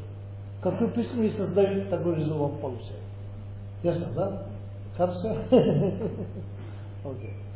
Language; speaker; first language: Russian; non-native, learner; Tibetan